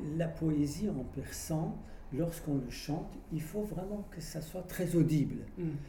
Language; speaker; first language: French; non-native, fluent; Persian